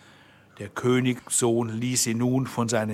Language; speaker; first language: German; native; German